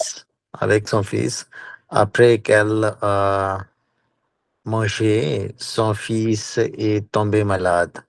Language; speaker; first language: French; non-native, learner; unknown